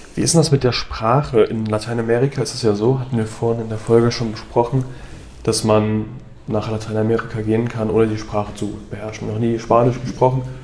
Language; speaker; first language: German; native; German